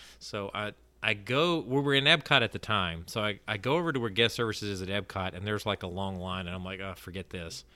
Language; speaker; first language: English; native; English